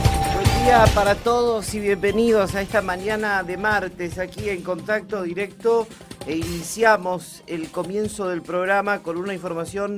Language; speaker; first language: Spanish; native; Spanish